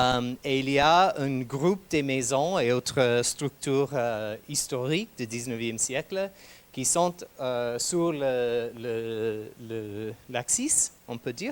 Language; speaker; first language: French; non-native, fluent; English